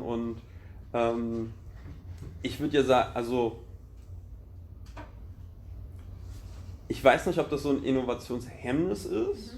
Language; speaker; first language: German; native; German